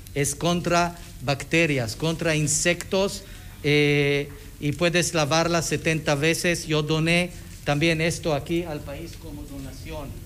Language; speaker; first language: Spanish; non-native, fluent; Hebrew